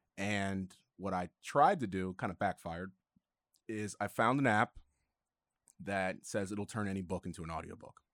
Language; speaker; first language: English; native; English